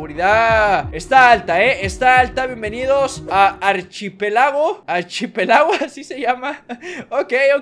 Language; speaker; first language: Spanish; native; Spanish